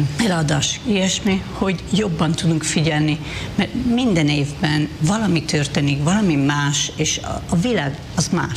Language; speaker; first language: Hungarian; non-native, fluent; Hebrew